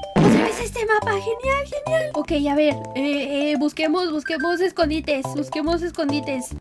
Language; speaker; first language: Spanish; native; Spanish